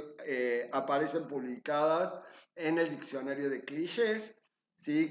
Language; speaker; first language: Spanish; native; Spanish